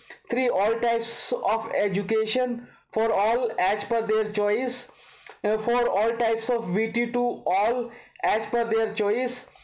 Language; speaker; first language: English; non-native, local second language; Hindi